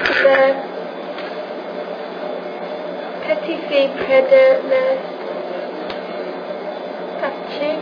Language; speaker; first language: French; non-native, learner; English